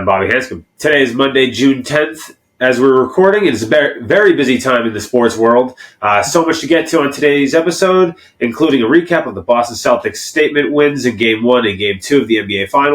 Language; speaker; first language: English; native; English